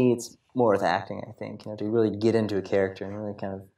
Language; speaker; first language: English; native; English